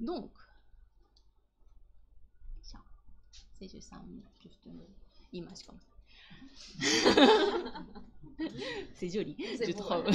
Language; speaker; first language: French; non-native, learner; Japanese